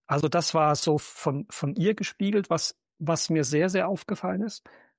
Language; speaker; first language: German; native; German